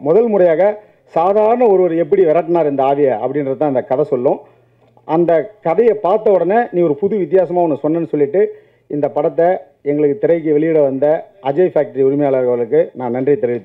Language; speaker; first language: Tamil; native; Tamil